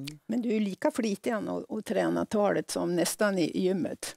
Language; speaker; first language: Swedish; native; Swedish